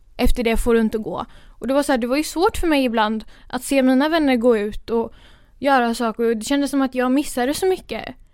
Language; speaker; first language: Swedish; early bilingual, other home language; Kurdish